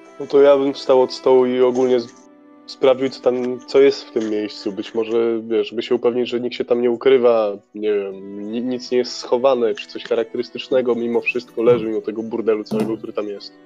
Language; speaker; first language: Polish; native; Polish